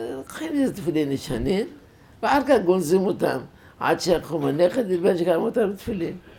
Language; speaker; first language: Hebrew; non-native, fluent; Arabic